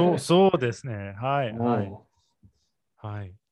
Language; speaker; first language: Japanese; non-native, learner; English